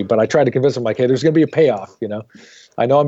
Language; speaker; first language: English; native; English